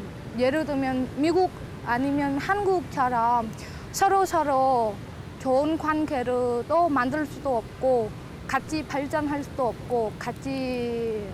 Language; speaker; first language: Korean; non-native, learner; Vietnamese